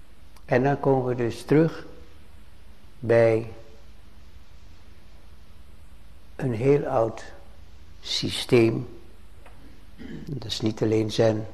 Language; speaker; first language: Dutch; native; Dutch